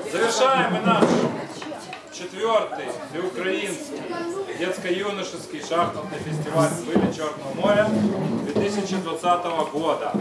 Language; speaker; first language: Ukrainian; non-native, local second language; Russian